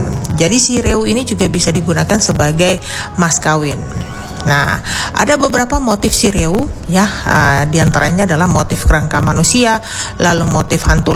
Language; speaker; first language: Indonesian; native; Indonesian